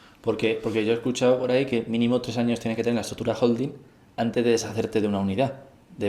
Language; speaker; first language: Spanish; native; Spanish